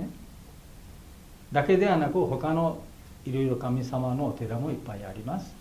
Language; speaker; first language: Japanese; non-native, fluent; Bangla